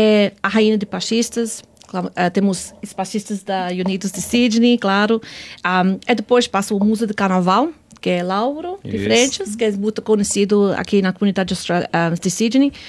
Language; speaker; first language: Portuguese; non-native, fluent; English